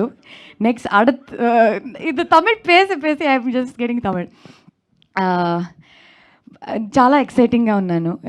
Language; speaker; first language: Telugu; non-native, learner; Kannada